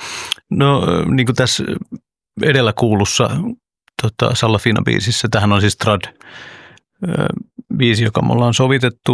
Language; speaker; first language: Finnish; early bilingual, other home language; Oromo